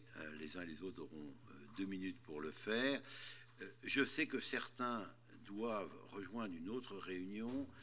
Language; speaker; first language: French; native; French